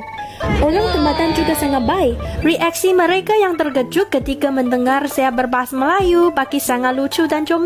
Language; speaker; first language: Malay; non-native, fluent; Chinese